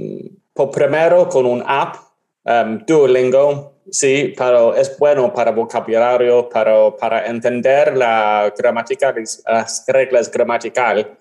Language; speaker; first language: Spanish; non-native, learner; English